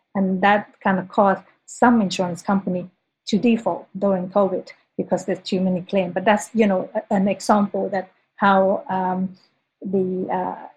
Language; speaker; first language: English; non-native, fluent; Thai